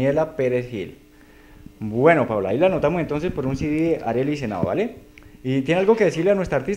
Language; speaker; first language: Spanish; native; Spanish